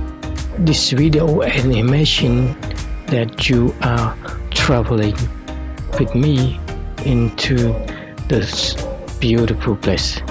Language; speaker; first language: English; non-native, learner; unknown